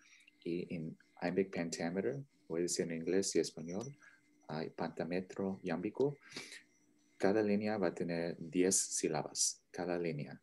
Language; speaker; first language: Spanish; non-native, learner; English